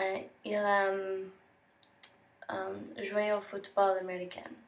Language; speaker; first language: French; non-native, learner; English